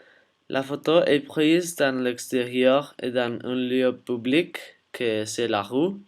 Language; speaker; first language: French; non-native, learner; Spanish